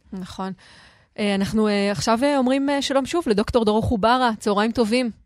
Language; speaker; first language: Hebrew; native; Hebrew